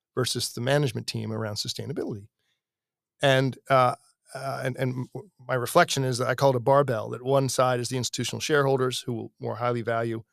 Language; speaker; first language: English; native; English